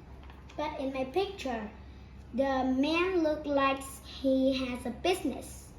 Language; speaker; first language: English; non-native, learner; Vietnamese